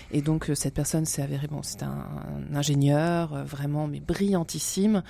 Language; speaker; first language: French; native; French